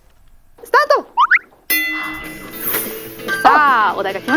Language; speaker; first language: Japanese; native; Japanese